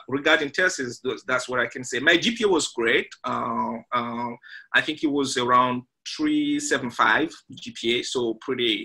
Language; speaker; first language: English; non-native, fluent; French